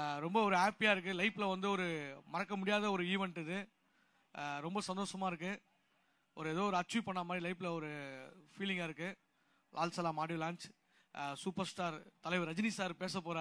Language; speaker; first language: Tamil; native; Tamil